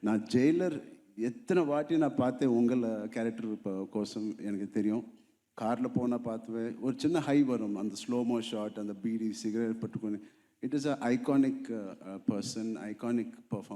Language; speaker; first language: Tamil; non-native, local second language; Telugu